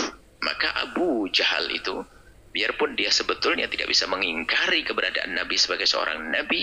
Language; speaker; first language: Indonesian; native; Indonesian